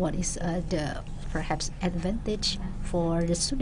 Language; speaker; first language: English; non-native, local second language; Indonesian